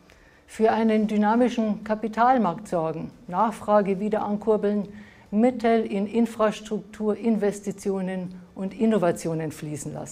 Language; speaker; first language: German; native; German